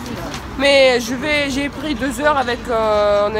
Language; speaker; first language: French; non-native, fluent; Russian